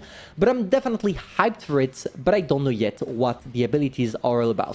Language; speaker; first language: English; non-native, fluent; French